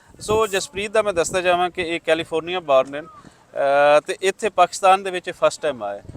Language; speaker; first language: Punjabi; native; Punjabi